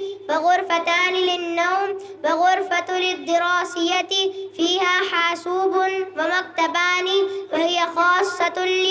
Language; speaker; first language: Arabic; non-native, learner; Urdu